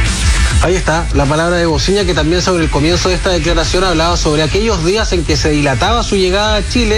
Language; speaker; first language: Spanish; native; Spanish